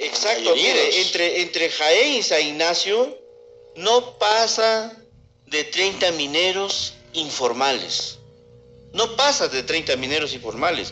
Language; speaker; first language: Spanish; native; Spanish